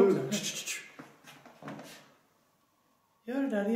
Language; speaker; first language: Swedish; native; Swedish